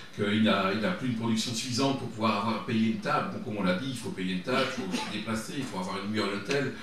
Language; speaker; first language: French; native; French